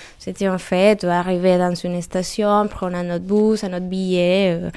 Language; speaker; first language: French; non-native, learner; Spanish